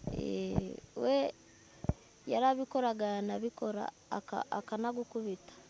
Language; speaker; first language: Kinyarwanda; native; Kinyarwanda